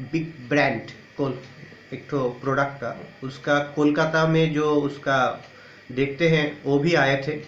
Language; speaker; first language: Hindi; non-native, local second language; Bangla